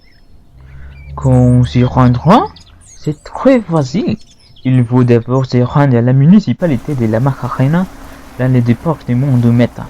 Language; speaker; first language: French; non-native, learner; Spanish